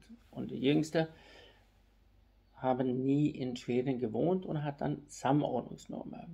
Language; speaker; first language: German; non-native, fluent; Swedish